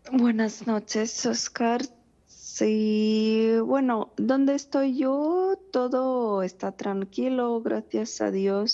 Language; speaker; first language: Spanish; non-native, fluent; Ukrainian